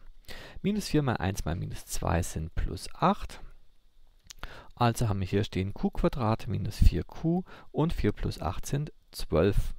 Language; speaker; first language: German; native; German